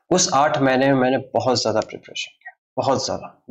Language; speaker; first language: Hindi; native; Hindi